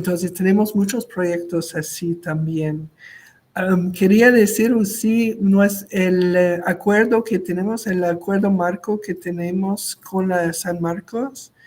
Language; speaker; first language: Spanish; non-native, local second language; French